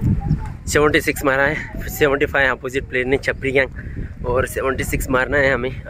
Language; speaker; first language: Hindi; native; Hindi